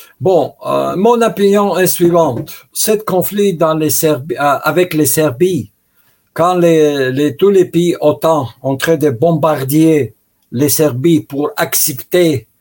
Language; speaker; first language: French; non-native, learner; Russian